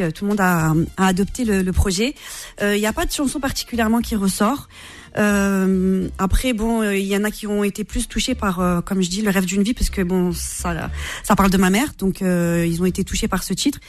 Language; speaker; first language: French; native; French